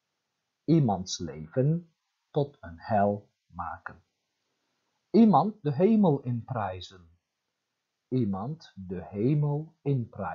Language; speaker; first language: Dutch; non-native, fluent; Turkish